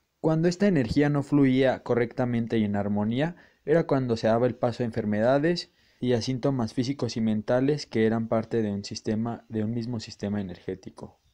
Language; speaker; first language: Spanish; native; Spanish